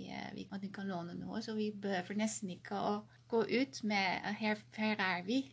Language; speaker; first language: Norwegian; non-native, fluent; Dutch